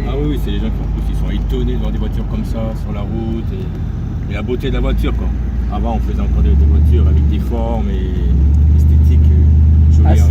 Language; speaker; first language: French; native; French